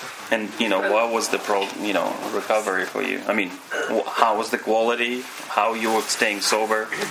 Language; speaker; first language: English; non-native, fluent; Russian